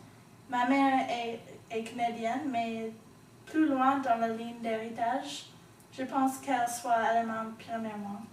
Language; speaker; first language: French; non-native, learner; English